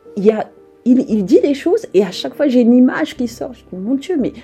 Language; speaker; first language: French; native; French